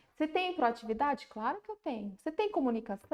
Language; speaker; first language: Portuguese; native; Portuguese